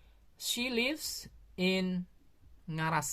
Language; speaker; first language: English; non-native, learner; Indonesian